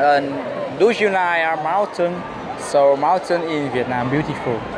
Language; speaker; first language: English; non-native, learner; Vietnamese